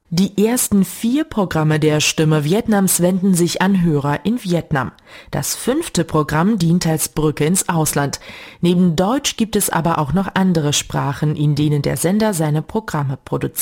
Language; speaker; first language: German; native; German